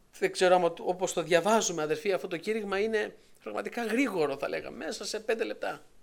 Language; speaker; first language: Greek; native; Greek